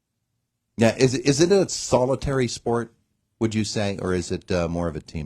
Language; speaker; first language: English; native; English